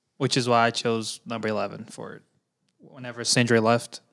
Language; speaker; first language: English; early bilingual, other home language; Portuguese